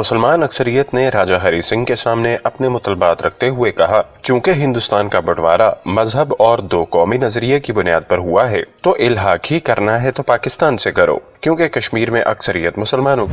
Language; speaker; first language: Urdu; native; Urdu